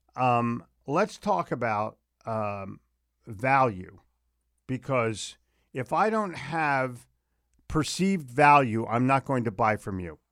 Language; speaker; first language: English; native; English